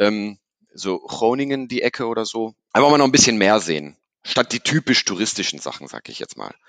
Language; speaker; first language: Dutch; non-native, learner; German